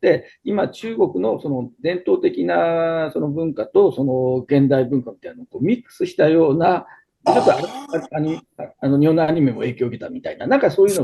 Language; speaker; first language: Japanese; native; Japanese